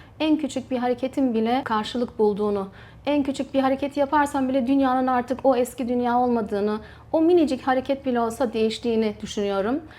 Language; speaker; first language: Turkish; early bilingual, heritage; Turkish